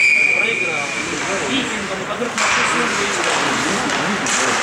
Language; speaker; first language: Russian; native; Russian